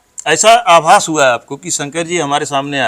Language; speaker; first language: Hindi; native; Hindi